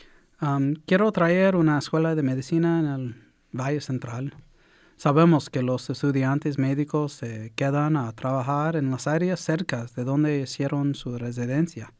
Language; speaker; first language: Spanish; early bilingual, heritage; English